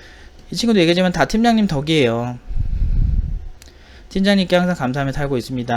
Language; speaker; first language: Korean; native; Korean